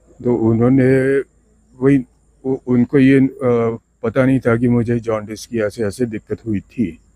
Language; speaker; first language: Hindi; non-native, local second language; Punjabi